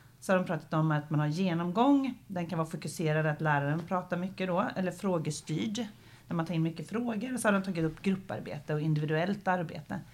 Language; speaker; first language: Swedish; native; Swedish